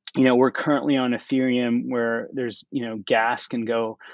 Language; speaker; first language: English; native; English